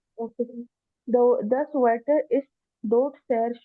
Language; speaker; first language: German; non-native, learner; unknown